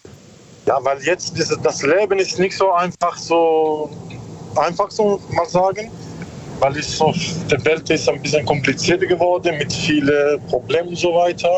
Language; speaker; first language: German; non-native, learner; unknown